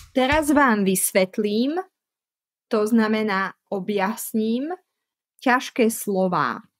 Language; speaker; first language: Slovak; native; Slovak